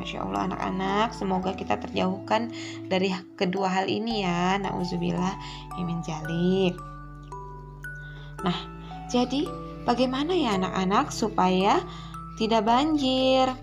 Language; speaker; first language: Indonesian; native; Indonesian